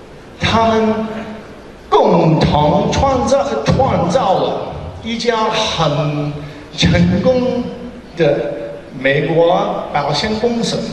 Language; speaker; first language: Chinese; non-native, learner; English